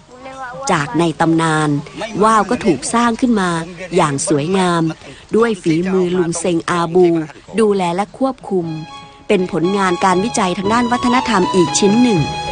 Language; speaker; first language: Thai; native; Thai